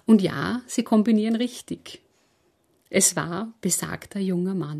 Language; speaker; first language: German; native; German